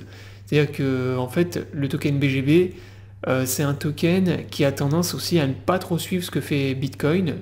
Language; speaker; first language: French; native; French